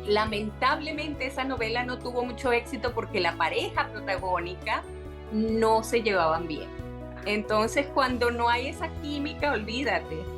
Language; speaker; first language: Spanish; native; Spanish